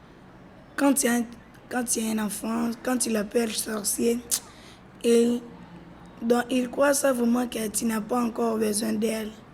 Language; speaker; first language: French; non-native, learner; Lingala